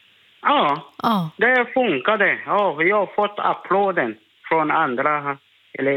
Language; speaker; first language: Swedish; non-native, learner; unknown